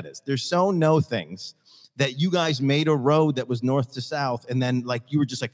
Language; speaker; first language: English; native; English